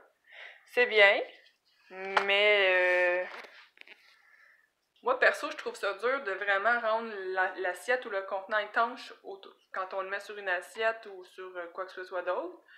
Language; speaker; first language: French; native; French